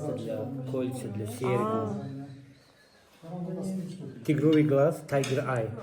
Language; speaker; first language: Russian; non-native, local second language; Tajik